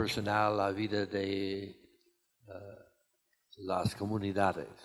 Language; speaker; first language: Spanish; non-native, fluent; English